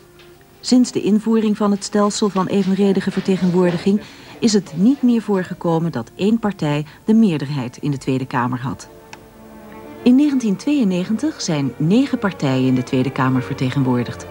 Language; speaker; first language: Dutch; native; Dutch